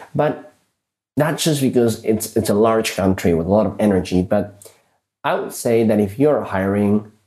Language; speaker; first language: English; early bilingual, other home language; Spanish